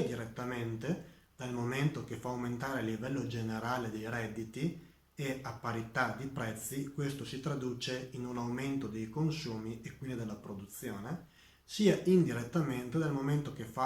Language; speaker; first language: Italian; native; Italian